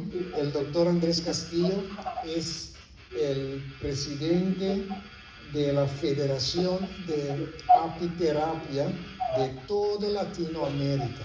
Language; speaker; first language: Spanish; non-native, fluent; Papiamento